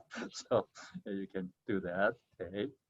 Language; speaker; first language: English; non-native, fluent; Chinese